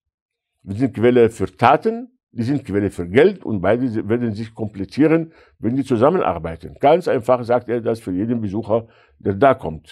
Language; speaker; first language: German; non-native, fluent; Arabic